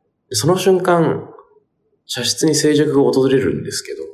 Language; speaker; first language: Japanese; native; Japanese